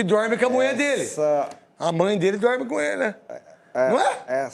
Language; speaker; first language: Portuguese; native; Portuguese